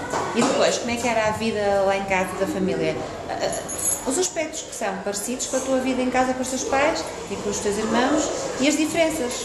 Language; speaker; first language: Portuguese; native; Portuguese